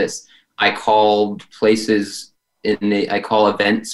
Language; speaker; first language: English; native; English